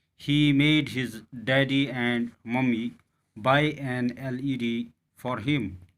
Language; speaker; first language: English; non-native, local second language; Urdu